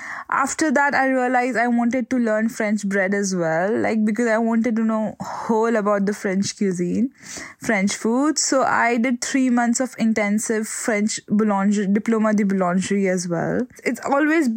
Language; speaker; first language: English; non-native, local second language; Hindi